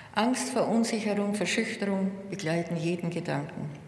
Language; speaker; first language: German; native; German